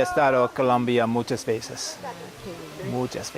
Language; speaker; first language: Spanish; non-native, learner; English